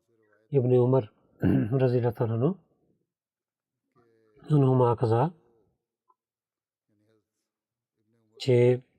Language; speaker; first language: Bulgarian; non-native, learner; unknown